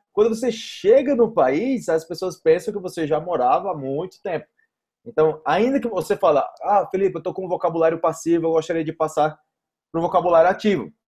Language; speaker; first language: Portuguese; native; Portuguese